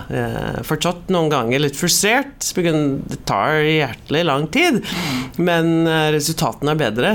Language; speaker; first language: Norwegian; non-native, fluent; English